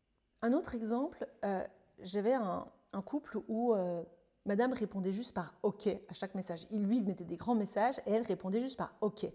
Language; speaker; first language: French; native; French